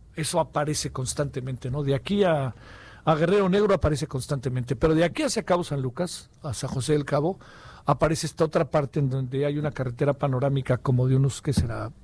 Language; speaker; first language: Spanish; native; Spanish